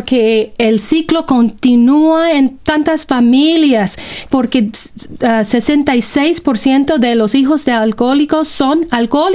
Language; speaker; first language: Spanish; non-native, fluent; English